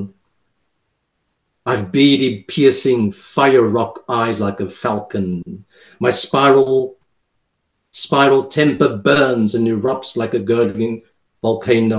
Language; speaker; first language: English; non-native, local second language; Afrikaans